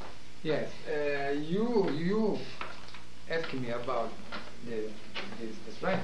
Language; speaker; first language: English; non-native, learner; Portuguese